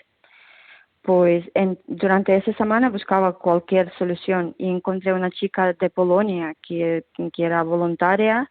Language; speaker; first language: Spanish; non-native, fluent; Ukrainian